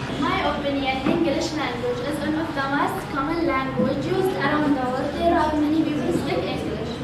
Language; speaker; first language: English; non-native, learner; Arabic